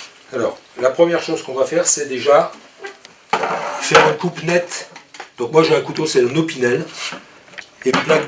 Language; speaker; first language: French; native; French